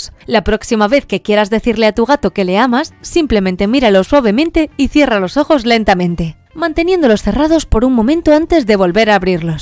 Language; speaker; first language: Spanish; native; Spanish